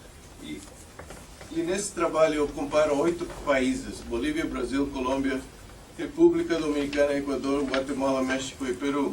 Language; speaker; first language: Portuguese; non-native, fluent; English